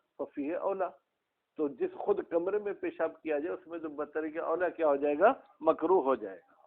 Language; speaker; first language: Urdu; non-native, local second language; Sindhi